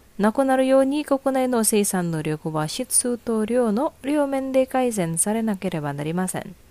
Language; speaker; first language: Japanese; non-native, fluent; Indonesian